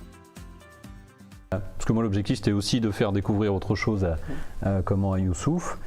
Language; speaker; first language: French; native; French